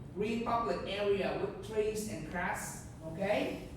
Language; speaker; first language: English; non-native, fluent; Vietnamese